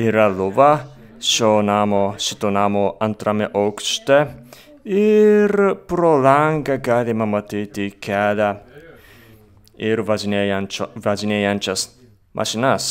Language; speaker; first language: Lithuanian; non-native, fluent; Japanese